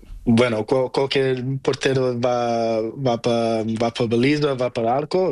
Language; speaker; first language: Spanish; non-native, local second language; Portuguese